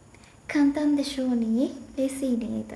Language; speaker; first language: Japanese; non-native, fluent; Sinhala